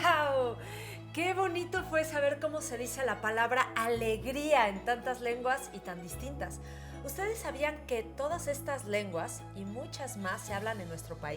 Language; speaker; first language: Spanish; native; Spanish